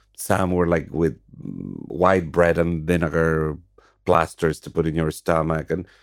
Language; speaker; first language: English; non-native, fluent; Spanish